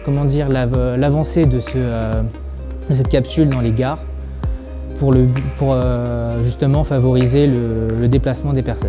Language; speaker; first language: French; native; French